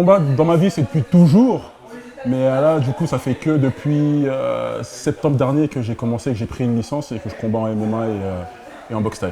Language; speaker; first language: French; native; French